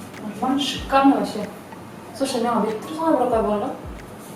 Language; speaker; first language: Russian; non-native, local second language; Tatar